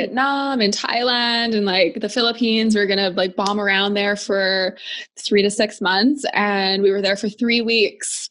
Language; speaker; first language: English; native; English